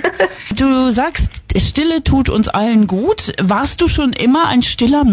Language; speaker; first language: German; native; German